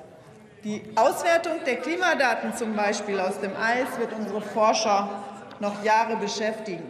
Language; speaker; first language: German; native; German